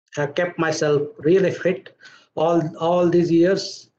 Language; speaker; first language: English; non-native, local second language; Marathi